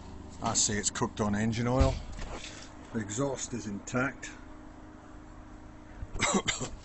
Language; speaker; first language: English; native; English